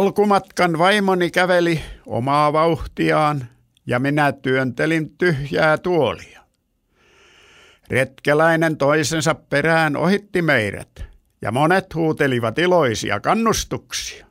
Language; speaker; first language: Finnish; native; Finnish